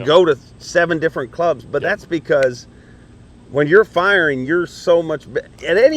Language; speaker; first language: English; native; English